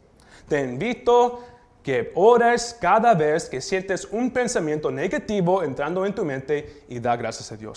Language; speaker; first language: Spanish; early bilingual, heritage; Spanish